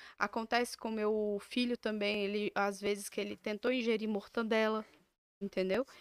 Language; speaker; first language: Portuguese; native; Portuguese